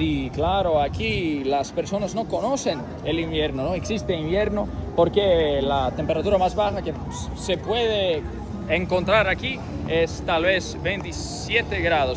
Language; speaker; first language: Spanish; non-native, fluent; Portuguese